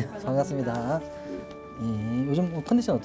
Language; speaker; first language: Korean; native; Korean